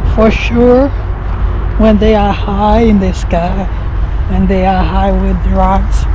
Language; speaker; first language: English; non-native, fluent; Portuguese